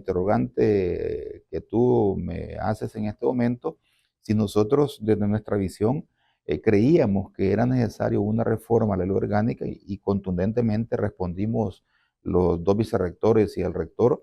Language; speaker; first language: Spanish; native; Spanish